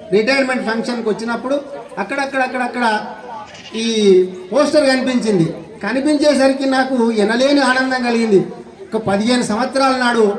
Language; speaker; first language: Telugu; native; Telugu